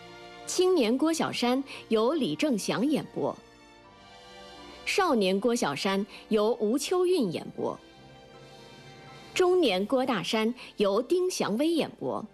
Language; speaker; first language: Chinese; native; Chinese